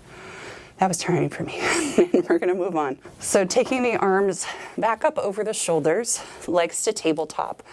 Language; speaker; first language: English; native; English